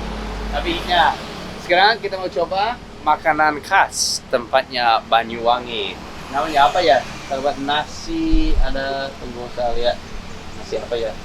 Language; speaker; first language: Indonesian; non-native, fluent; English